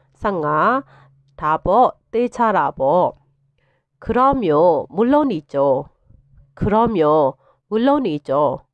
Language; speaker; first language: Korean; non-native, fluent; Burmese